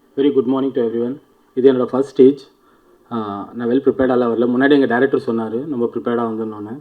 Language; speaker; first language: Tamil; early bilingual, heritage; Tamil